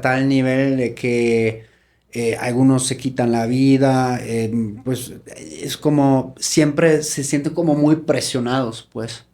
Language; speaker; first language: Spanish; native; Spanish